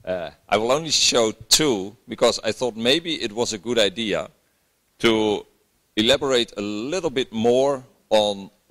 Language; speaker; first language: English; non-native, fluent; Dutch